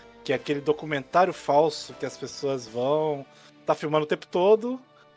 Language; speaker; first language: Portuguese; native; Portuguese